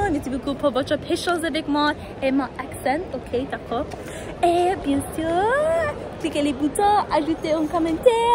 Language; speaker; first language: French; non-native, learner; English